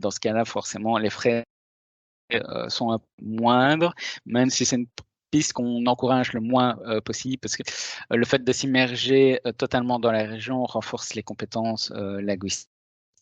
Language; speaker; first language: French; native; French